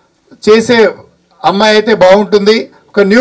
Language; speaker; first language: Telugu; native; Telugu